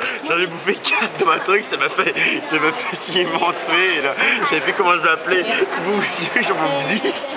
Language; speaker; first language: French; native; French